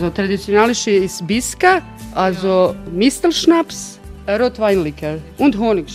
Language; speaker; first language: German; non-native, fluent; Croatian